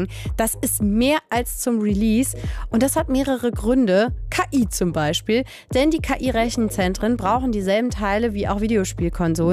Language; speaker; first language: German; native; German